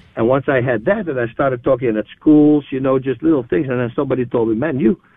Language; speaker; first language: English; non-native, fluent; Dutch